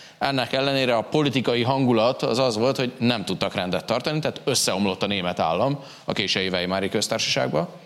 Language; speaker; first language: Hungarian; native; Hungarian